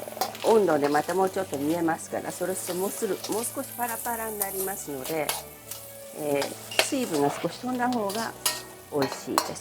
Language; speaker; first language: Japanese; early bilingual, other home language; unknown